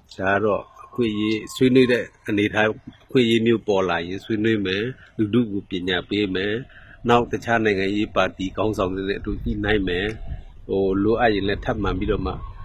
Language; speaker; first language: Burmese; non-native, local second language; Mon